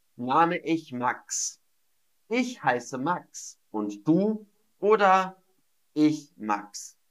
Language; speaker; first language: German; non-native, fluent; English